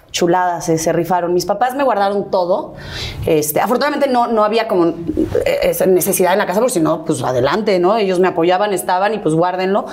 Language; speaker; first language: Spanish; early bilingual, other home language; Catalan